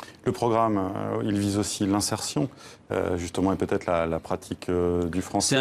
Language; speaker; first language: French; native; French